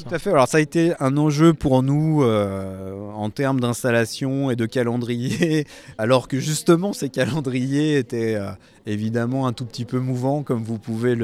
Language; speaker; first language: French; native; French